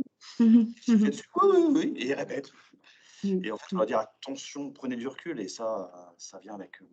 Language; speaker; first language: French; native; French